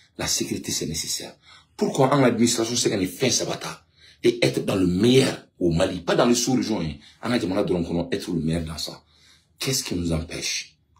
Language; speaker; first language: French; non-native, local second language; Bambara